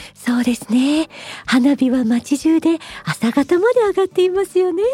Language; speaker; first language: Japanese; native; Japanese